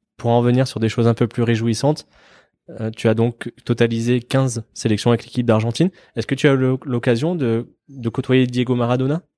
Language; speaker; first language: French; native; French